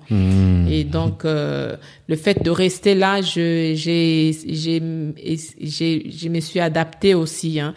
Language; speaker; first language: French; non-native, local second language; Lingala